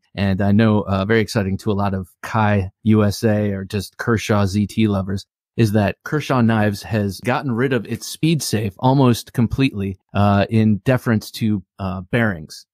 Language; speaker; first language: English; native; English